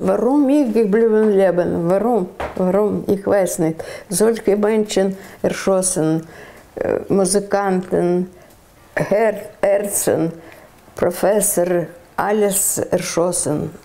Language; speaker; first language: German; non-native, learner; Russian